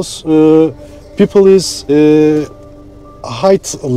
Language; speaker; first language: English; non-native, learner; Turkish